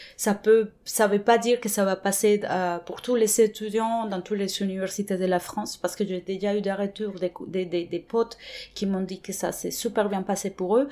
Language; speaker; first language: French; non-native, fluent; Spanish